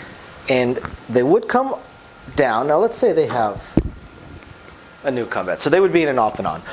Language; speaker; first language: English; native; English